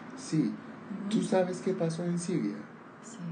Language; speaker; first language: Spanish; non-native, learner; Armenian